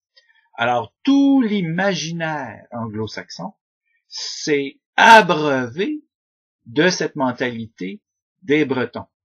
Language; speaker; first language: French; native; French